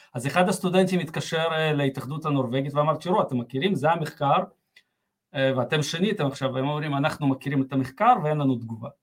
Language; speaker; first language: Hebrew; early bilingual, other home language; Russian